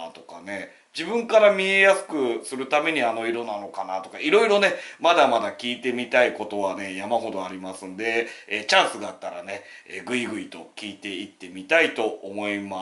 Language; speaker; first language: Japanese; native; Japanese